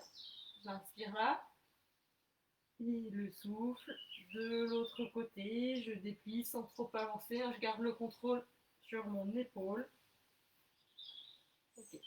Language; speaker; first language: French; native; French